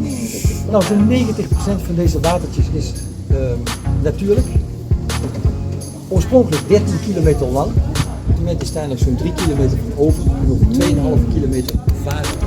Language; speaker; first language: Dutch; native; Dutch